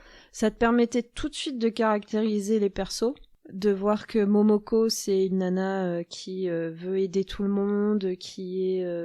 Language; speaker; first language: French; native; French